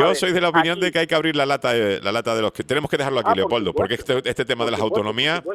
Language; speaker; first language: Spanish; native; Spanish